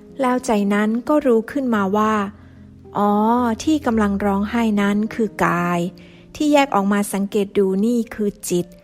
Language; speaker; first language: Thai; native; Thai